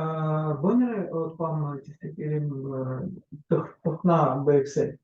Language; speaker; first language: Hebrew; non-native, learner; Russian